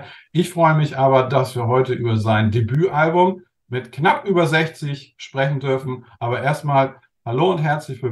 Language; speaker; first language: German; native; German